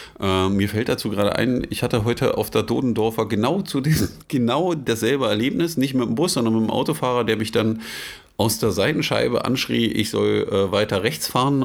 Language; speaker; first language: German; native; German